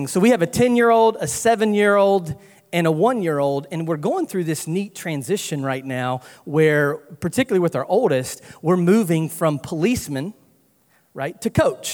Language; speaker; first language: English; native; English